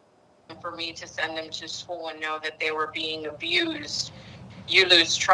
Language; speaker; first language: English; native; English